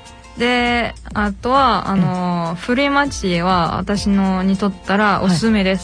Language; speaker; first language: Japanese; non-native, fluent; French